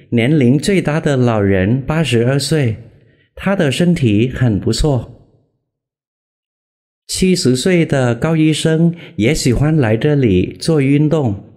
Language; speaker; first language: Chinese; non-native, fluent; Vietnamese